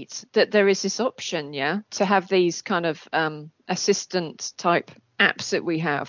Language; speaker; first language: English; native; English